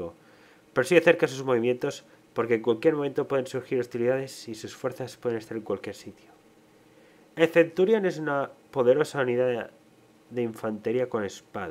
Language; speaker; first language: Spanish; native; Spanish